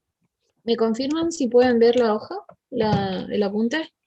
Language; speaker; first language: Spanish; native; Spanish